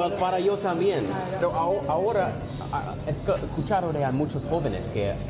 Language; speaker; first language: Spanish; non-native, learner; English